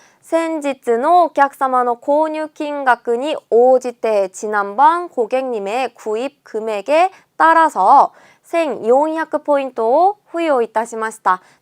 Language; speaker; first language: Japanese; non-native, fluent; Korean